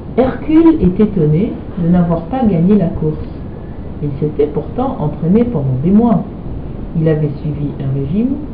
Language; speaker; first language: French; native; French